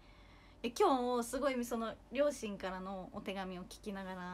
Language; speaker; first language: Japanese; native; Japanese